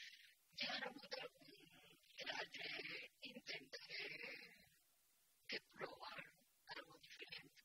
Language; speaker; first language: Catalan; non-native, local second language; Spanish